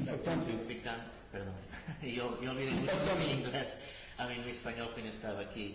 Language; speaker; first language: Spanish; early bilingual, other home language; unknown